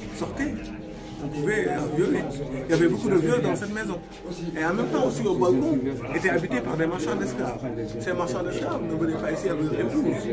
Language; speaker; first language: French; non-native, local second language; Wolof